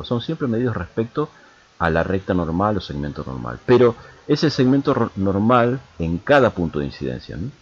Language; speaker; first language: Spanish; native; Spanish